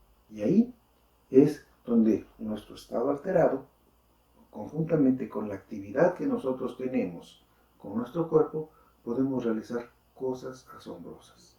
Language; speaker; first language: Spanish; native; Spanish